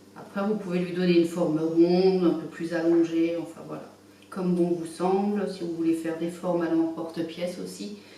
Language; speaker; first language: French; native; French